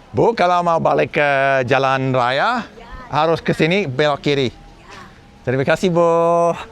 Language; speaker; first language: Indonesian; non-native, fluent; English